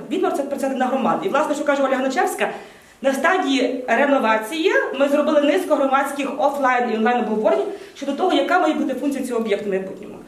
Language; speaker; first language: Ukrainian; native; Ukrainian